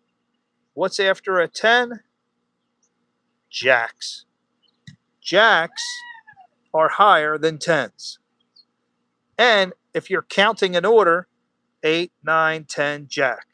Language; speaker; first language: English; native; English